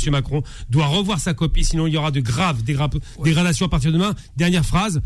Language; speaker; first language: French; native; French